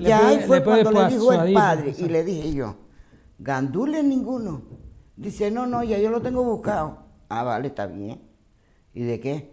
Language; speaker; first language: Spanish; native; Spanish